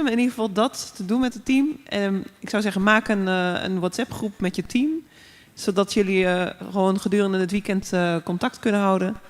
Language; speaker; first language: Dutch; native; Dutch